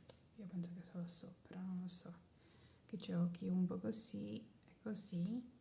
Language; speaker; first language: Italian; non-native, learner; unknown